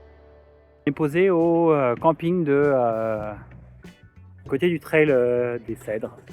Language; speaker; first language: French; native; French